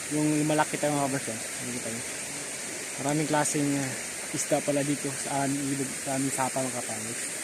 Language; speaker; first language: Filipino; native; Filipino